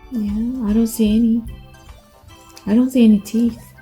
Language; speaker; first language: English; non-native, fluent; Korean